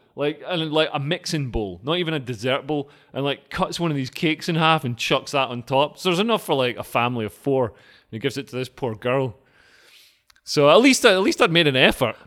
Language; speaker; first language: English; native; English